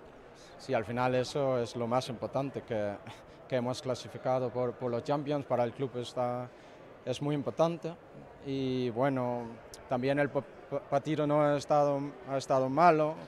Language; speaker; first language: Spanish; non-native, fluent; Danish